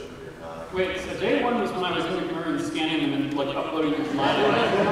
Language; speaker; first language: English; native; English